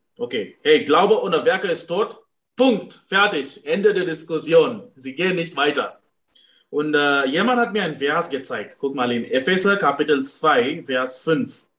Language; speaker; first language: German; non-native, fluent; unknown